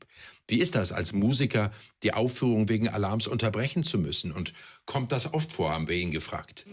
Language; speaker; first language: German; native; German